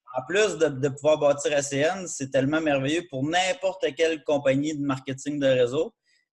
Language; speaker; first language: French; native; French